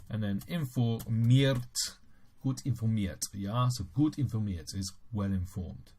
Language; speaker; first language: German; non-native, fluent; English